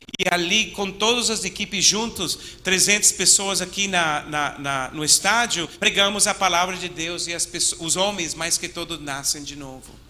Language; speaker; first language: Portuguese; non-native, fluent; English